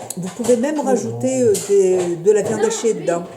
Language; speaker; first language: French; native; French